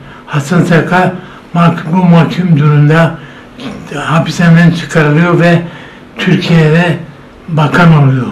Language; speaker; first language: Turkish; non-native, local second language; Zaza